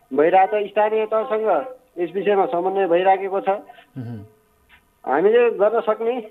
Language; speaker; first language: Nepali; native; Nepali